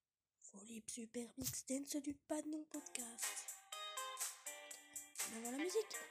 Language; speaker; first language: French; native; French